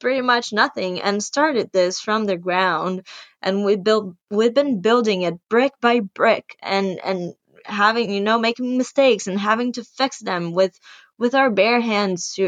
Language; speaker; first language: English; non-native, fluent; Portuguese